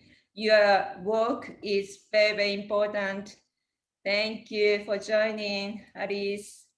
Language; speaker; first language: English; non-native, learner; Japanese